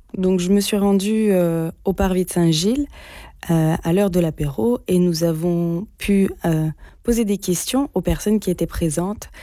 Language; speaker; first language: French; non-native, fluent; Italian